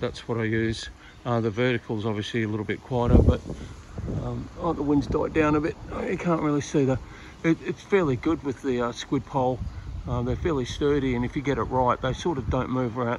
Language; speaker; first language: English; native; English